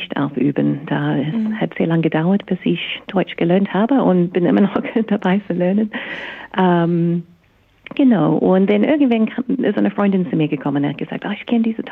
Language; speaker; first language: German; non-native, fluent; English